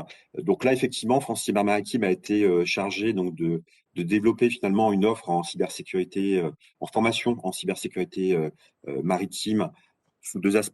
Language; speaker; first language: French; native; French